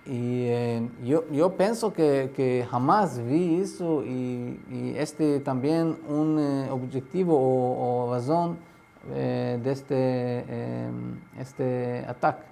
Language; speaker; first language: Spanish; non-native, learner; Arabic